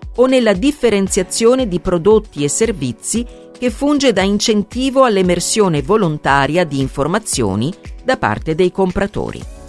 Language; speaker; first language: Italian; native; Italian